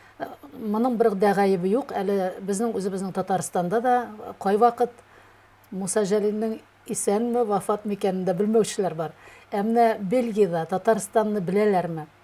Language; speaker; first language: Tatar; native; Tatar